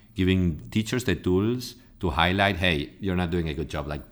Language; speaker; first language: English; non-native, fluent; Spanish